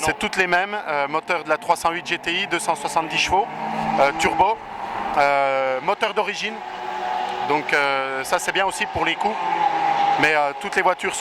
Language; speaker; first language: French; native; French